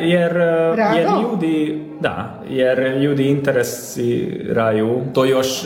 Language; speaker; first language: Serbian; non-native, local second language; Hungarian